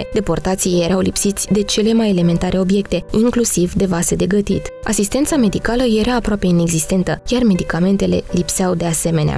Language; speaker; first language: Romanian; native; Romanian